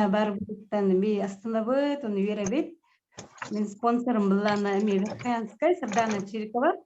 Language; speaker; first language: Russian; non-native, local second language; Yakut